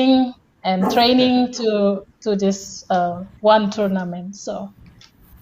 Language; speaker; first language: English; non-native, fluent; Indonesian